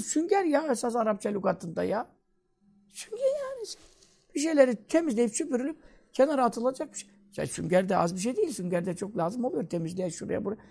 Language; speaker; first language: Turkish; native; Turkish